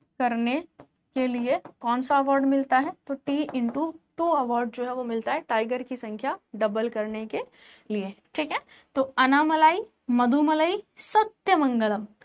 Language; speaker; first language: Hindi; native; Hindi